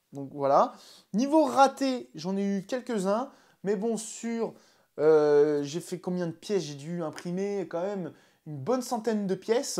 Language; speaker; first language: French; native; French